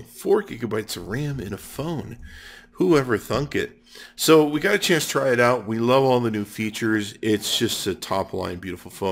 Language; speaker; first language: English; native; English